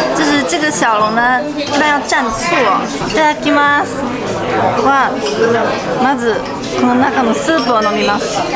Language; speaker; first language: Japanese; non-native, fluent; Chinese